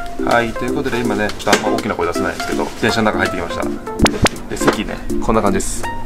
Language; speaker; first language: Japanese; native; Japanese